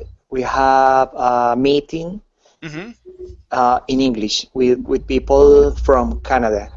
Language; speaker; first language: English; non-native, learner; Spanish